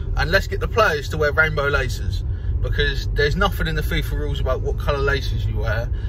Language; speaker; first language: English; native; English